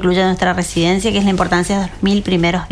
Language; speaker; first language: Spanish; native; Spanish